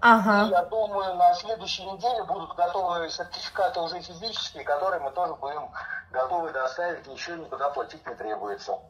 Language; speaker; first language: Russian; native; Russian